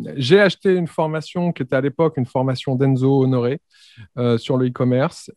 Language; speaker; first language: French; native; French